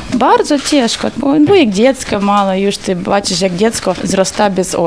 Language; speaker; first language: Polish; non-native, learner; Ukrainian